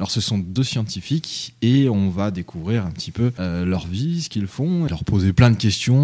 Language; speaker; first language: French; native; French